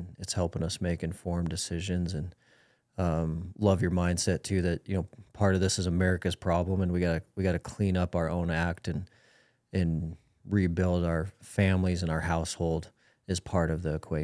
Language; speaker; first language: English; native; English